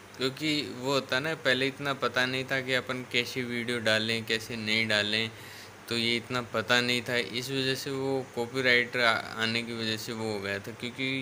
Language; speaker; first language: Hindi; native; Hindi